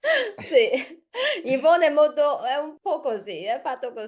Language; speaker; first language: Italian; non-native, learner; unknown